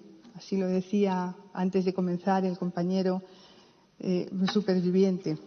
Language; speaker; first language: Spanish; native; Spanish